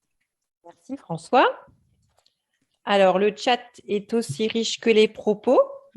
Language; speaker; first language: French; native; French